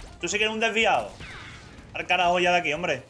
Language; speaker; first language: Spanish; native; Spanish